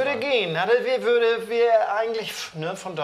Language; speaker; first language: German; native; German